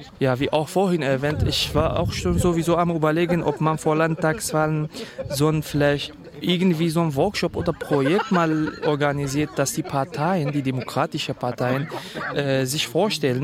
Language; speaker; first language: German; non-native, fluent; Kurdish